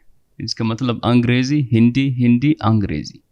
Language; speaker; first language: Hindi; non-native, fluent; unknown